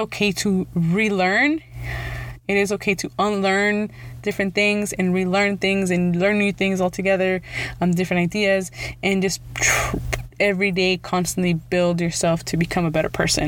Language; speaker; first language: English; early bilingual, other home language; Spanish